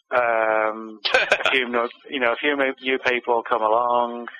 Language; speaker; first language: English; native; English